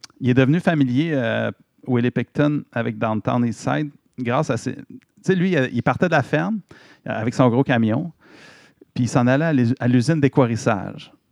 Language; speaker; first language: French; native; French